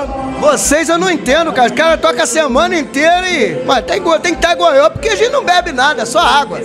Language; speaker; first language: Portuguese; native; Portuguese